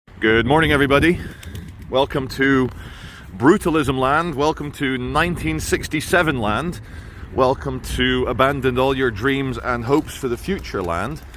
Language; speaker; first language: English; native; English